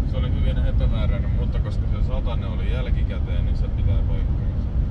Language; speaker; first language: Finnish; native; Finnish